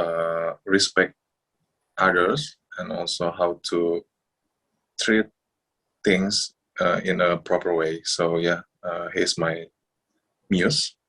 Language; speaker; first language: English; non-native, fluent; Indonesian